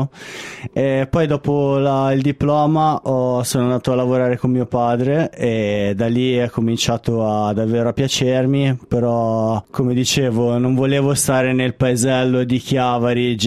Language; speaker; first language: Italian; native; Italian